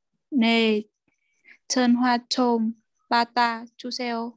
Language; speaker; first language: Korean; non-native, learner; Vietnamese